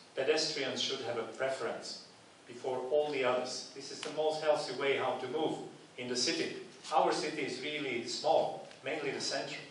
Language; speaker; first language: English; non-native, fluent; Slovak